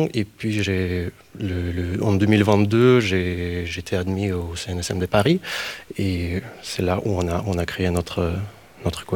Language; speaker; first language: French; non-native, fluent; Ukrainian